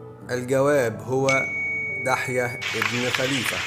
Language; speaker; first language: Arabic; native; Arabic